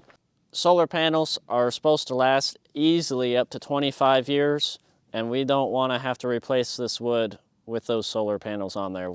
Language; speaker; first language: English; native; English